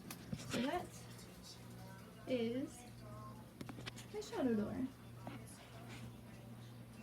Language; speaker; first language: English; native; English